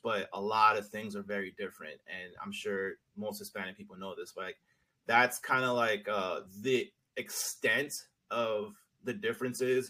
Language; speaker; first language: English; early bilingual, other home language; Spanish